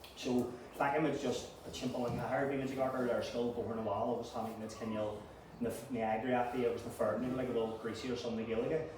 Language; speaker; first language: Irish; non-native, local second language; English